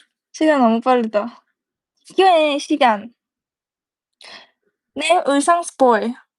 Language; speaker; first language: Korean; non-native, learner; Thai